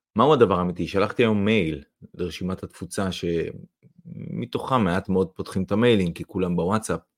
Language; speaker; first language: Hebrew; non-native, fluent; Russian